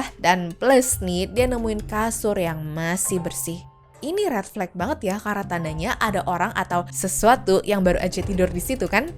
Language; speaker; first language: Indonesian; native; Indonesian